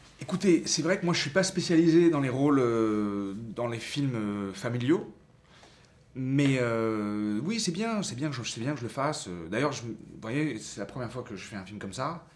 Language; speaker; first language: French; native; French